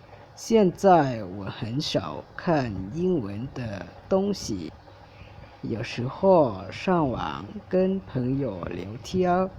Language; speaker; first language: Chinese; non-native, learner; Lao